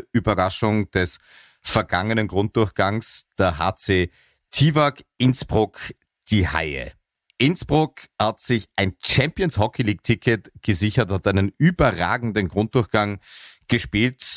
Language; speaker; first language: German; native; German